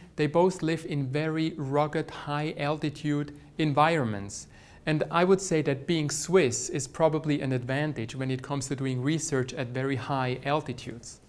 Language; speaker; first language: English; non-native, fluent; Swiss German